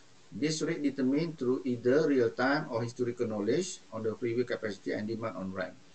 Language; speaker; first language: English; non-native, local second language; Malay